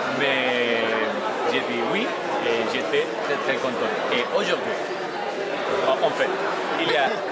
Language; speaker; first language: French; non-native, learner; Spanish